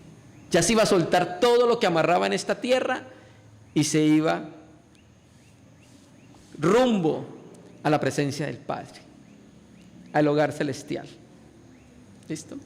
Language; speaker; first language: Spanish; native; Spanish